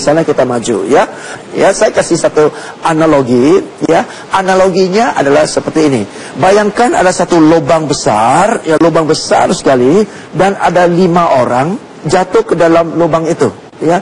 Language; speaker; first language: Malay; non-native, local second language; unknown